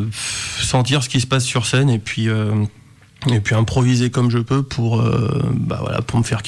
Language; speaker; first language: French; native; French